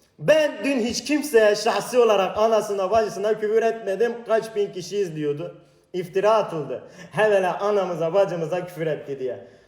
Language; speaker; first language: Turkish; non-native, local second language; Kurdish